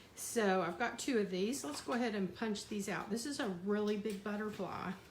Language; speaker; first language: English; native; English